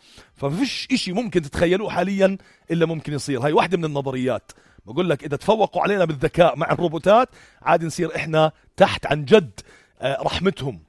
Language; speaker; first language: Arabic; native; Arabic